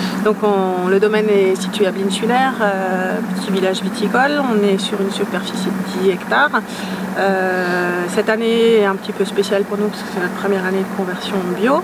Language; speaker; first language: French; native; French